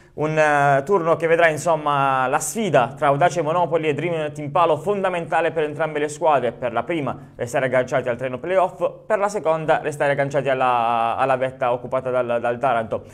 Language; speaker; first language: Italian; native; Italian